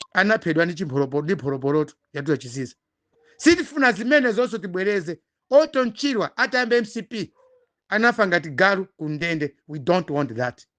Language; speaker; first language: Nyanja; non-native, local second language; Tumbuka